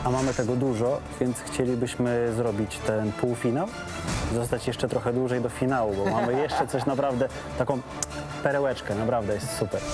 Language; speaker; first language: Polish; native; Polish